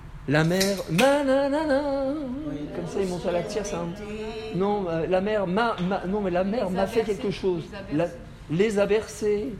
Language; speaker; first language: French; native; French